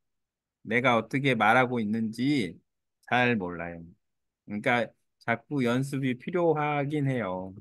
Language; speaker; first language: Korean; native; Korean